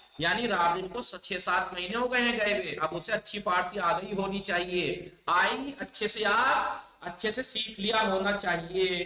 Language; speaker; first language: Urdu; native; Urdu